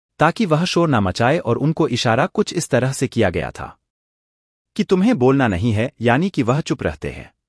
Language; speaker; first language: Hindi; native; Hindi